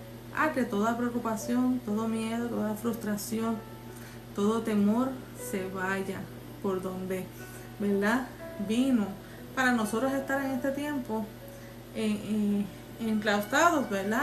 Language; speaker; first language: Spanish; native; Spanish